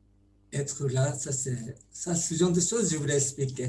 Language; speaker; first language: French; non-native, learner; Japanese